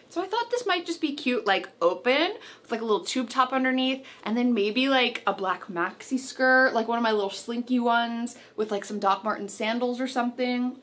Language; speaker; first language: English; native; English